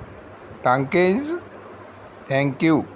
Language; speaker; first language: English; non-native, local second language; Hindi